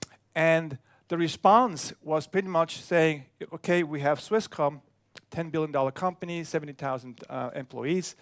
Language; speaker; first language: English; non-native, fluent; German